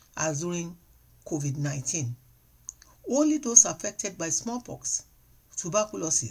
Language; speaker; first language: English; non-native, local second language; Yoruba